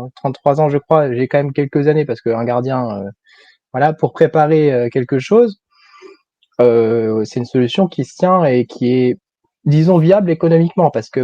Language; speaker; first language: French; native; French